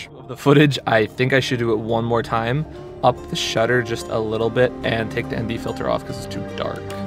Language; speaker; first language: English; native; English